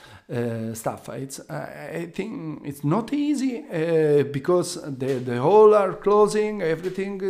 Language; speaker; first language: English; non-native, learner; Italian